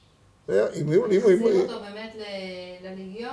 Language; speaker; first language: Hebrew; native; Hebrew